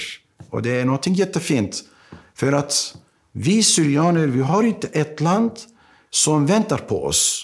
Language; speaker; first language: Swedish; non-native, fluent; Aramaic